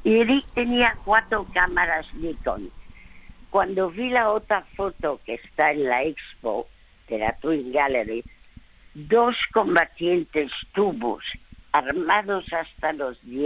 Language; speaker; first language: Spanish; early bilingual, other home language; French